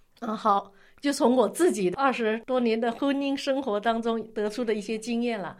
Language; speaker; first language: Chinese; non-native, local second language; Min Nan Chinese